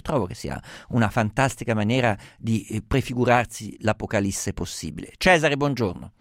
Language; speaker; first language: Italian; native; Italian